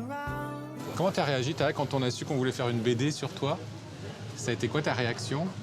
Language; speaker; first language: French; native; French